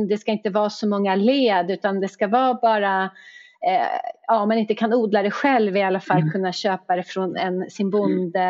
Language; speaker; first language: Swedish; native; Swedish